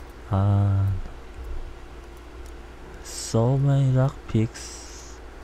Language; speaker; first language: English; non-native, learner; Korean